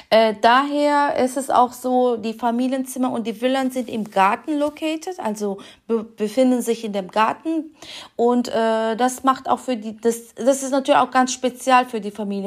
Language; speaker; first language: German; non-native, fluent; Turkish